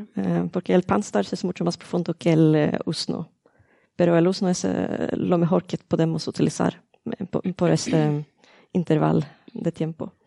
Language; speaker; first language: Spanish; non-native, learner; Swedish